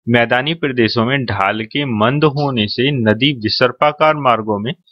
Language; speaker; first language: Hindi; native; Hindi